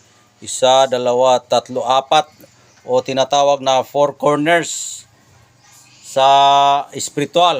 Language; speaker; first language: Filipino; non-native, local second language; Cebuano